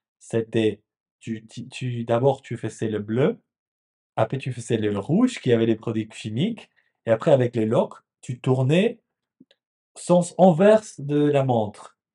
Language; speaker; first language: French; non-native, fluent; Spanish